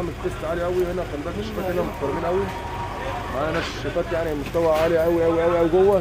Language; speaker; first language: Arabic; native; Arabic